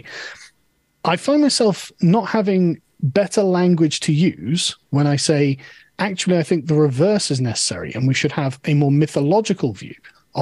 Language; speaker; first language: English; native; English